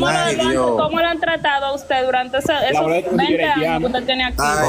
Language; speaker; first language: Spanish; native; Spanish